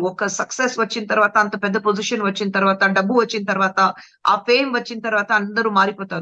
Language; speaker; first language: Telugu; non-native, fluent; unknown